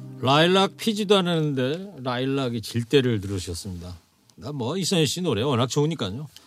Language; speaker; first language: Korean; native; Korean